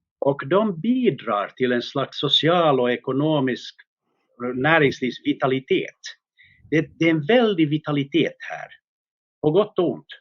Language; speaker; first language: Swedish; native; Swedish